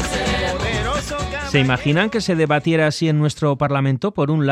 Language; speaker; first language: Spanish; native; Spanish